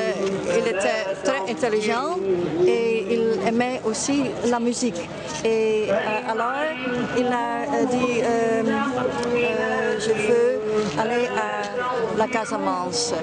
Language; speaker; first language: French; non-native, learner; Dutch